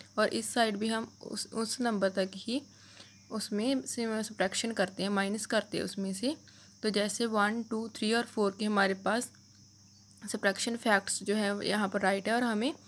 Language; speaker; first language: Hindi; non-native, local second language; Punjabi